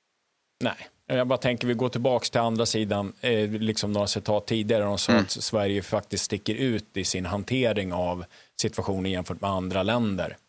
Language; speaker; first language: Swedish; native; Swedish